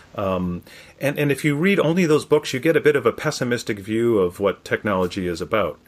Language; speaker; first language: English; native; English